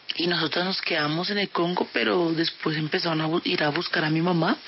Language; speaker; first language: Spanish; early bilingual, other home language; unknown